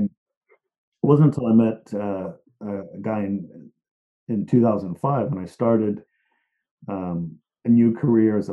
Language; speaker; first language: English; native; English